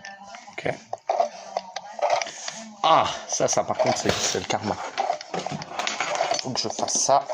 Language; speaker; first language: French; native; French